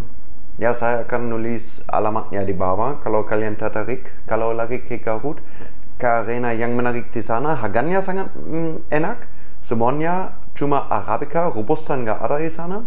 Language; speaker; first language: Indonesian; non-native, fluent; German